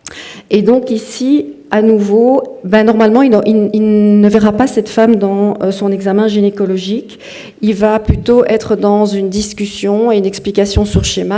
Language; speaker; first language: French; native; French